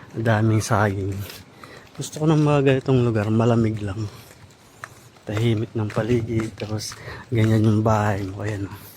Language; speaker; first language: Filipino; non-native, local second language; Waray